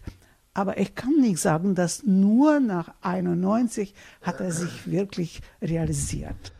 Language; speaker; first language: German; non-native, fluent; Russian